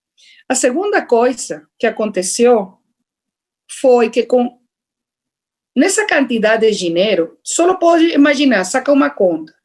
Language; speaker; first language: Portuguese; non-native, fluent; Spanish